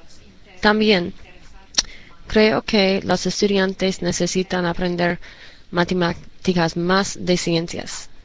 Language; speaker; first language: Spanish; non-native, learner; English